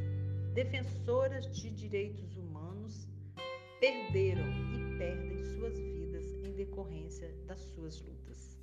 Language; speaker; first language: Portuguese; native; Portuguese